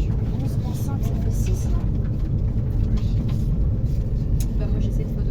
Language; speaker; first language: French; native; French